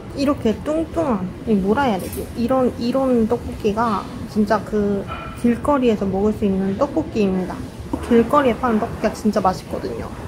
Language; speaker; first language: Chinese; non-native, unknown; Korean